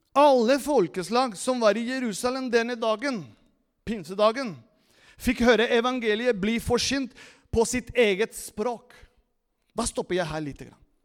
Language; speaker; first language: Norwegian; non-native, fluent; Spanish